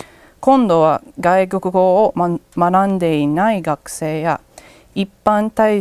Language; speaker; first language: Japanese; non-native, learner; English